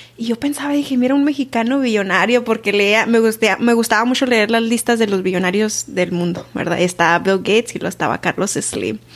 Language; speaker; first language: Spanish; early bilingual, heritage; Spanish